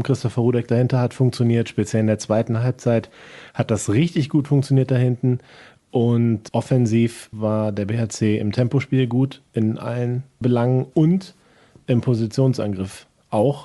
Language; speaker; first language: German; native; German